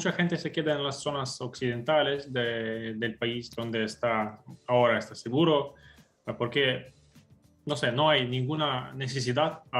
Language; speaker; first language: Spanish; non-native, fluent; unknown